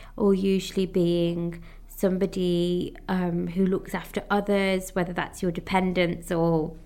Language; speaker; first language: English; native; English